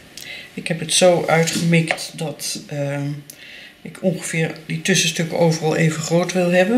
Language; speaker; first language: Dutch; native; Dutch